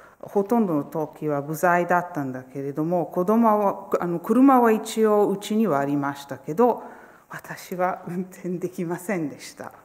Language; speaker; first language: Japanese; non-native, fluent; Italian